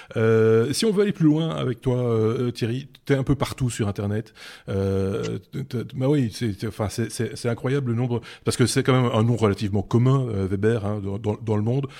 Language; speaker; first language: French; native; French